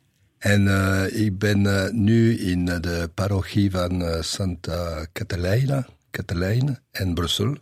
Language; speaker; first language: Dutch; non-native, learner; French